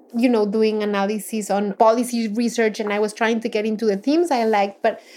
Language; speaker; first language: English; non-native, fluent; Spanish